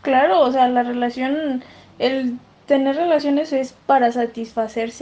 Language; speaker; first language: Spanish; native; Spanish